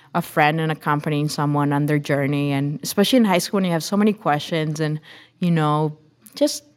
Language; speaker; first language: English; non-native, fluent; Spanish